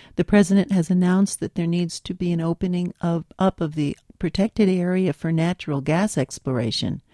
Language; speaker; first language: English; native; English